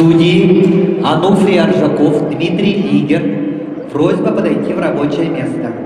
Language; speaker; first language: Russian; native; Russian